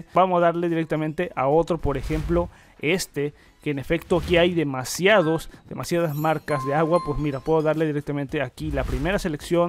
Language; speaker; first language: Spanish; native; Spanish